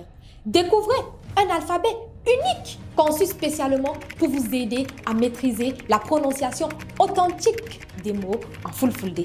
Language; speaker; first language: French; non-native, local second language; Fula